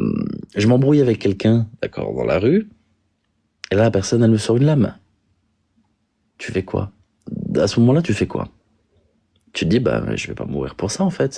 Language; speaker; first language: French; native; French